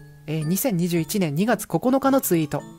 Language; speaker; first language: Japanese; native; Japanese